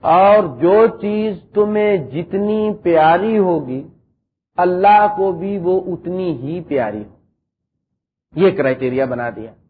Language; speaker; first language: Urdu; non-native, local second language; Punjabi